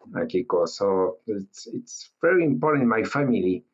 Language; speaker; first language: English; non-native, learner; French